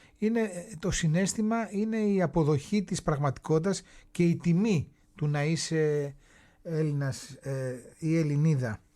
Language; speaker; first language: Greek; native; Greek